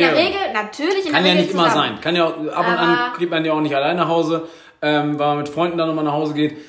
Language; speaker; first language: German; native; German